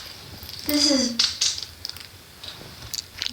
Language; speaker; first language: English; non-native, learner; Amharic